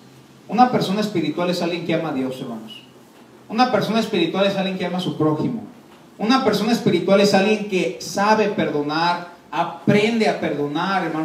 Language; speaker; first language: Spanish; native; Spanish